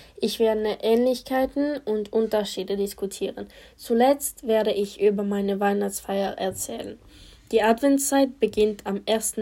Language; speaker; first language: German; non-native, learner; Polish